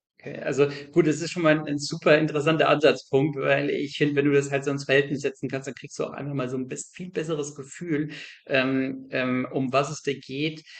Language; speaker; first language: German; native; German